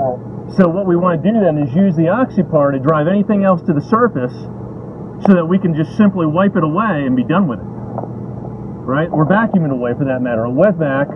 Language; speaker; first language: English; native; English